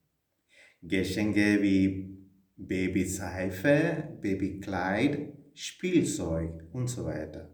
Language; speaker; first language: German; non-native, fluent; Malayalam